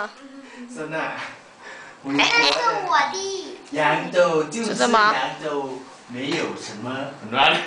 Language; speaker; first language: Chinese; non-native, learner; Thai